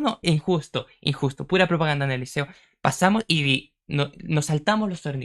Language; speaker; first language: Spanish; native; Spanish